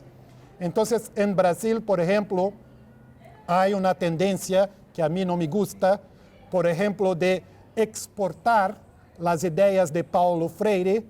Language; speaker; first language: Spanish; non-native, fluent; Portuguese